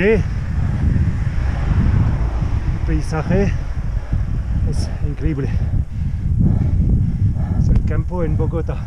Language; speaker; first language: Spanish; non-native, learner; French